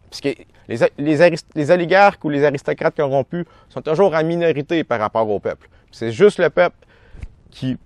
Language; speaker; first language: French; native; French